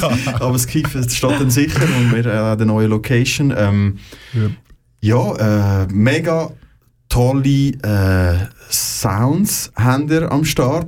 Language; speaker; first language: German; native; German